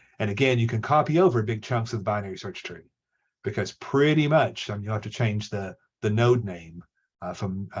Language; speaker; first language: English; native; English